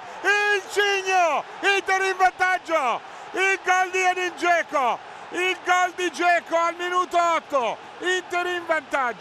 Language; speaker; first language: Italian; native; Italian